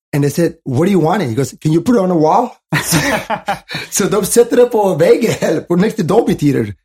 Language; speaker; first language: English; non-native, fluent; Somali